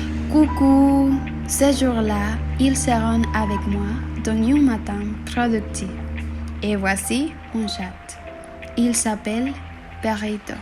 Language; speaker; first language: French; non-native, learner; Spanish